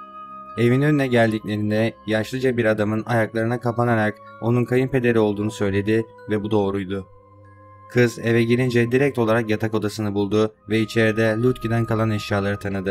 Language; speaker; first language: Turkish; native; Turkish